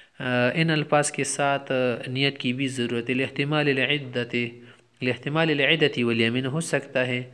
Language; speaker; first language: Urdu; non-native, local second language; Pashto